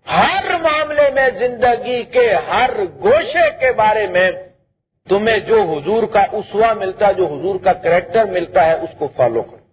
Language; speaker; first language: Urdu; non-native, local second language; Punjabi